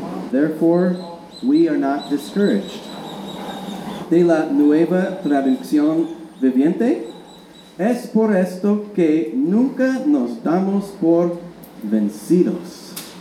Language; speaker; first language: Spanish; non-native, learner; English